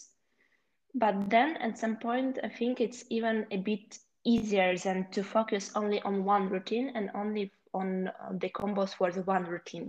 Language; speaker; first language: English; non-native, fluent; Ukrainian